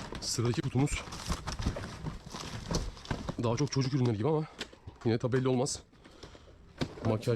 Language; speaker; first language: Turkish; native; Turkish